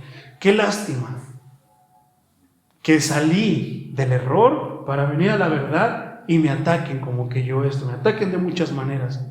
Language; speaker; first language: Spanish; native; Spanish